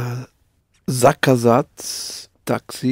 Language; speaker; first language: Russian; non-native, learner; English